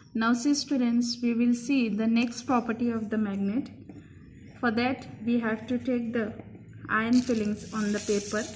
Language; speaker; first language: English; non-native, local second language; Marathi